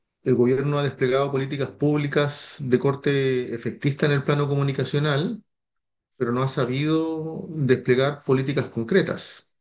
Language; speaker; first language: Spanish; native; Spanish